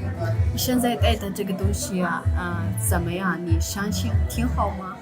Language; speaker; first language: Chinese; non-native, learner; Amharic